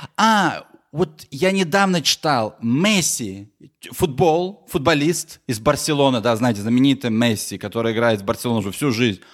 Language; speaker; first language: Russian; early bilingual, heritage; Russian